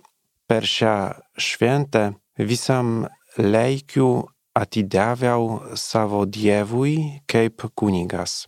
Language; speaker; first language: Lithuanian; non-native, learner; Polish